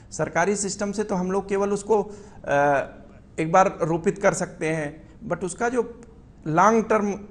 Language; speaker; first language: Hindi; native; Hindi